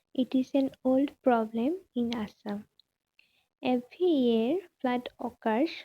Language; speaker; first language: English; non-native, local second language; Assamese